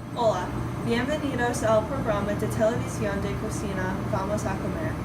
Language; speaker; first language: Spanish; non-native, learner; English